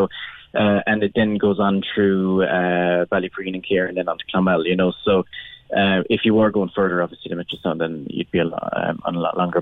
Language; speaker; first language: English; native; English